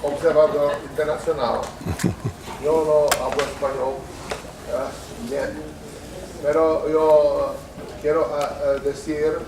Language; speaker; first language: Spanish; non-native, learner; Czech